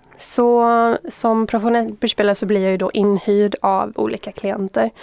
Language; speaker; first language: Swedish; native; Swedish